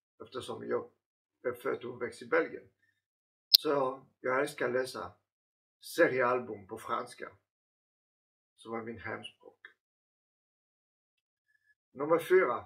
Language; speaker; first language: Swedish; non-native, fluent; French